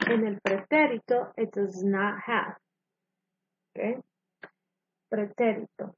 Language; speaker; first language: Spanish; non-native, fluent; English